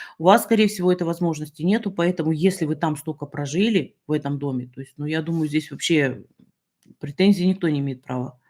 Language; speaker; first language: Russian; native; Russian